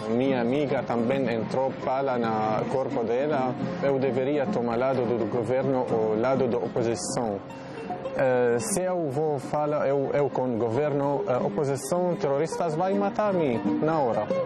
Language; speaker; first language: Portuguese; non-native, learner; Arabic